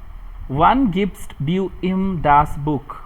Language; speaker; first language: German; non-native, fluent; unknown